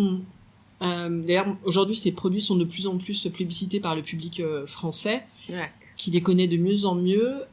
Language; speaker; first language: French; native; French